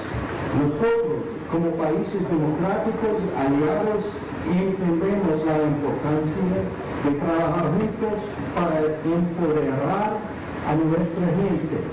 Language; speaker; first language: Spanish; non-native, fluent; English